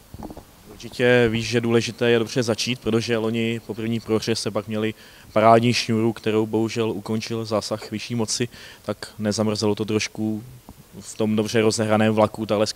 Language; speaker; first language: Czech; native; Czech